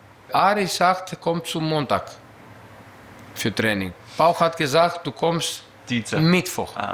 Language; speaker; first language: German; non-native, learner; Greek